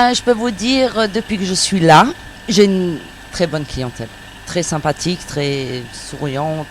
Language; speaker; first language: French; native; French